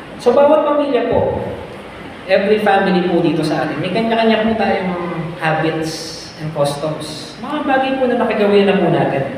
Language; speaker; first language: Filipino; native; Filipino